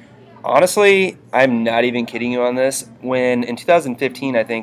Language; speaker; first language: English; native; English